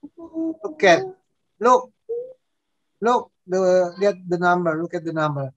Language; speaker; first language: English; non-native, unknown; Indonesian